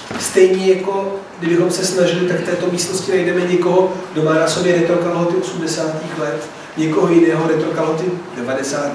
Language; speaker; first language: Czech; non-native, fluent; Italian